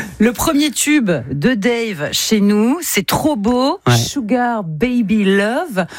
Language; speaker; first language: French; native; French